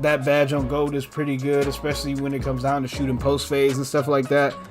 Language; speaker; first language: English; native; English